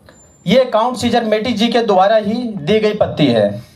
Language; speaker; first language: Hindi; native; Hindi